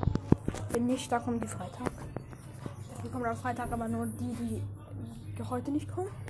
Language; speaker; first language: German; native; German